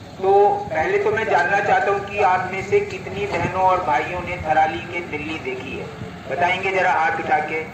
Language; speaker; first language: Hindi; native; Hindi